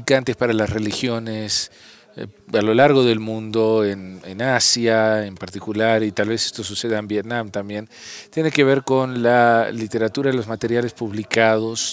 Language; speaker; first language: Spanish; non-native, fluent; English